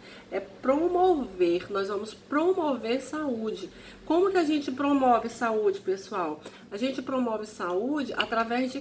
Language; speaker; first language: Portuguese; native; Portuguese